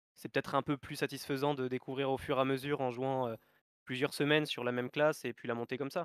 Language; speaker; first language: French; native; French